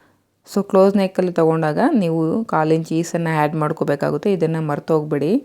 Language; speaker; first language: Kannada; native; Kannada